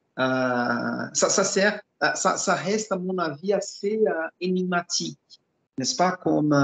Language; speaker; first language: French; non-native, fluent; Portuguese